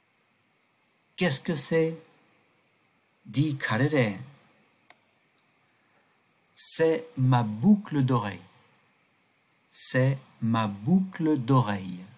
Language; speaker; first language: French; non-native, fluent; Tibetan